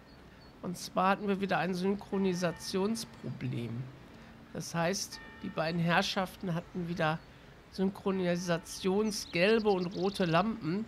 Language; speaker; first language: German; native; German